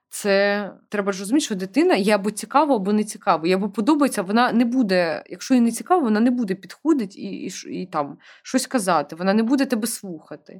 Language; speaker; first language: Ukrainian; non-native, local second language; Russian